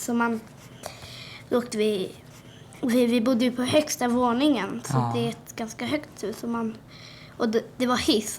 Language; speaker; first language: Swedish; native; Swedish